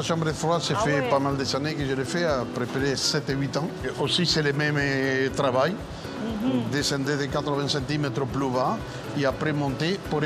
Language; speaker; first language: French; non-native, fluent; Spanish